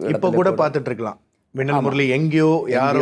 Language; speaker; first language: Tamil; native; Tamil